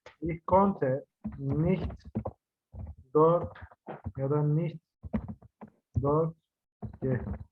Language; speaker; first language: German; non-native, fluent; Turkish